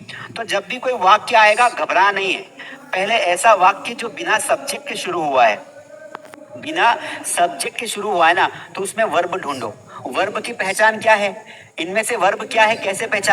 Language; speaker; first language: Hindi; native; Hindi